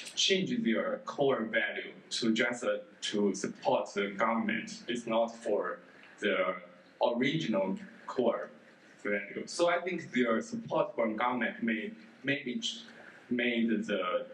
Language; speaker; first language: English; non-native, fluent; Chinese